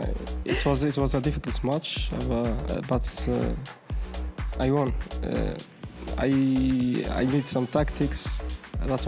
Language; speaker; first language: English; non-native, learner; Arabic